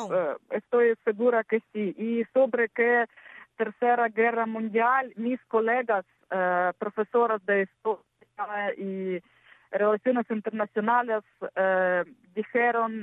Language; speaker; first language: Spanish; non-native, learner; Ukrainian